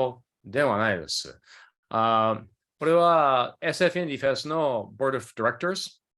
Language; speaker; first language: Japanese; early bilingual, other home language; English